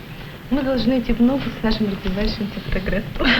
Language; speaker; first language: Russian; native; Russian